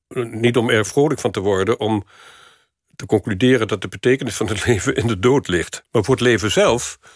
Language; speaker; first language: Dutch; native; Dutch